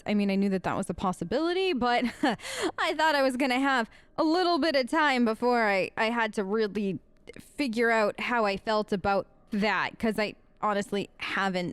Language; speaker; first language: English; native; English